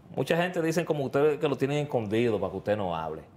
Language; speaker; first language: Spanish; native; Spanish